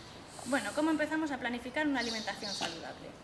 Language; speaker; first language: Spanish; native; Spanish